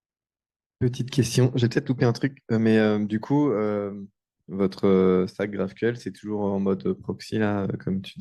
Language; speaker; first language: French; native; French